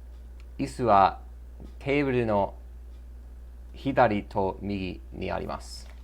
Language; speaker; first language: Japanese; non-native, learner; English